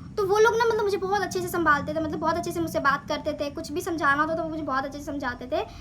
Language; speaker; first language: Hindi; native; Hindi